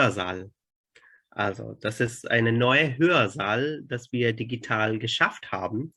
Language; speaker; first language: German; non-native, fluent; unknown